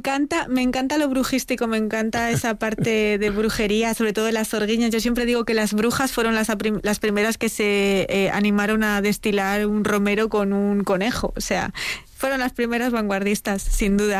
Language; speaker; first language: Spanish; native; Spanish